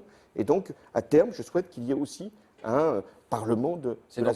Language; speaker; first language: French; native; French